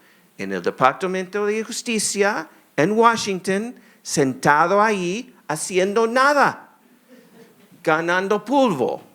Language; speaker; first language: Spanish; non-native, fluent; English